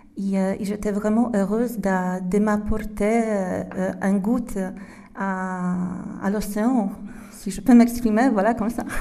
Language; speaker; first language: French; non-native, fluent; Polish